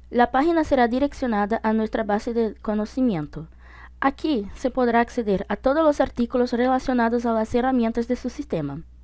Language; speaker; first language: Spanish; non-native, fluent; Portuguese